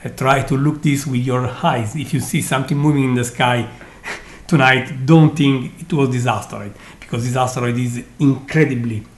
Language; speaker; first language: English; non-native, fluent; Italian